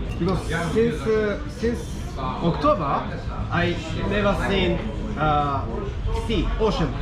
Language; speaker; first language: English; non-native, learner; Japanese